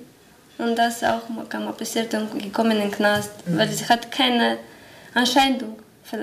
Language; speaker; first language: German; non-native, learner; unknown